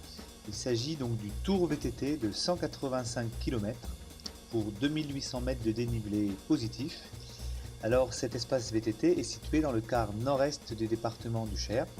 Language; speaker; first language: French; native; French